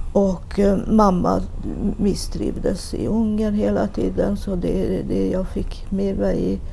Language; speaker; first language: Swedish; non-native, fluent; Hungarian